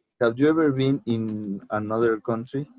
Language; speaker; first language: English; non-native, learner; Spanish